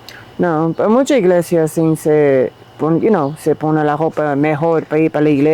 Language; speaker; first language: Spanish; early bilingual, heritage; Spanish